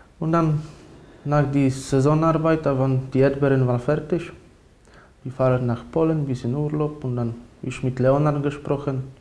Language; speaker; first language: German; non-native, learner; Polish